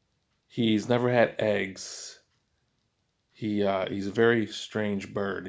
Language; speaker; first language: English; native; English